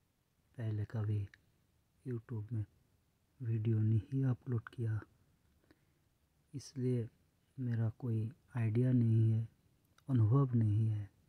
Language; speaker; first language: Hindi; non-native, local second language; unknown